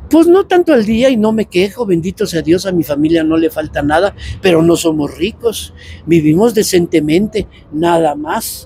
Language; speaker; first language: Spanish; native; Spanish